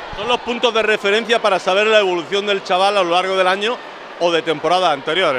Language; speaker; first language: Spanish; native; Spanish